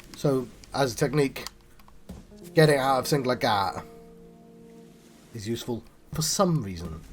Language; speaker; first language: English; native; English